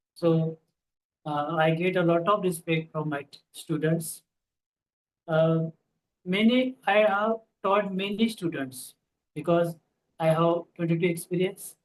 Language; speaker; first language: English; non-native, local second language; Marathi